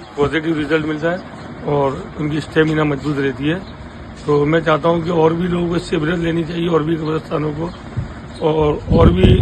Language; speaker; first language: Urdu; non-native, local second language; Gujarati